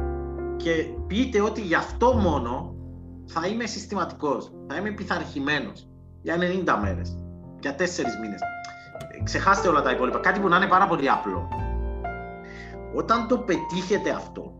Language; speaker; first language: Greek; native; Greek